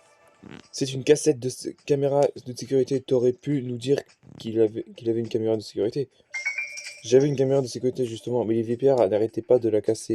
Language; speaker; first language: French; native; French